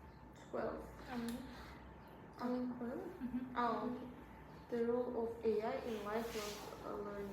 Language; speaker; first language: English; non-native, learner; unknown